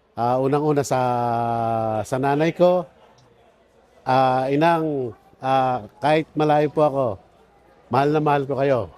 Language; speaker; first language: Filipino; native; Filipino